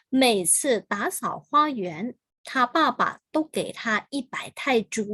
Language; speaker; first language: Chinese; non-native, fluent; Thai